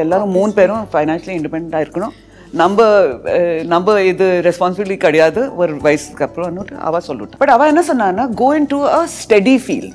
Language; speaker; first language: Tamil; early bilingual, heritage; Tamil